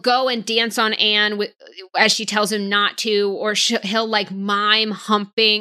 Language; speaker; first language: English; native; English